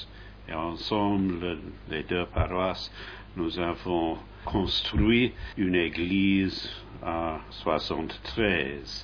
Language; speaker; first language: French; non-native, fluent; English